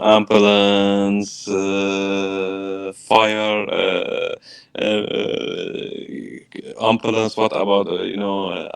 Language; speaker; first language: English; non-native, learner; Arabic